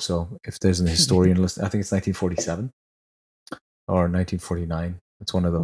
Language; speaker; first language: English; non-native, local second language; Tangkhul Naga (India)